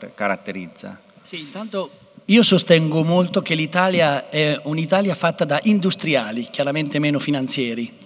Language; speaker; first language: Italian; native; Italian